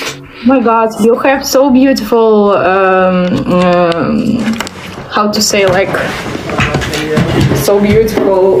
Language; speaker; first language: English; non-native, learner; Russian